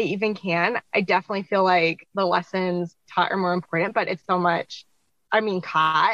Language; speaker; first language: English; native; English